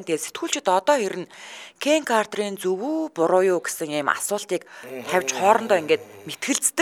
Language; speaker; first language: Mongolian; native; Mongolian